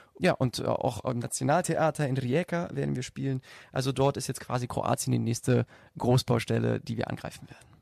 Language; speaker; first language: German; native; German